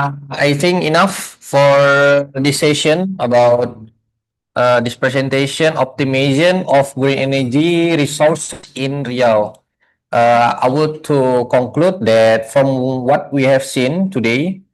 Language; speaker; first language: English; non-native, learner; Indonesian